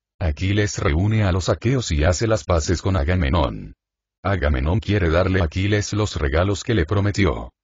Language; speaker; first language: Spanish; native; Spanish